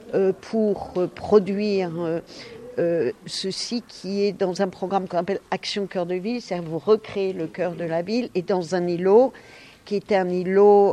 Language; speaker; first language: French; native; French